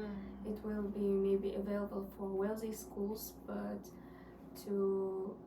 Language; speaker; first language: English; non-native, learner; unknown